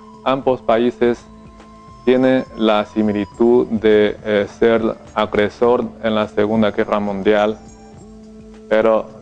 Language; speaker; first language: Spanish; non-native, fluent; Chinese